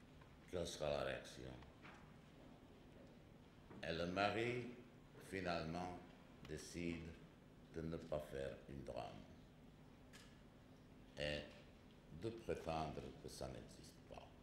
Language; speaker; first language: French; non-native, fluent; Czech